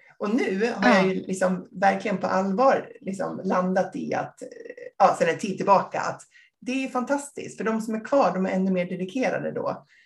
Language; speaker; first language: Swedish; native; Swedish